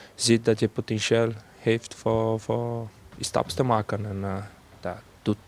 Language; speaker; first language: Dutch; non-native, fluent; Portuguese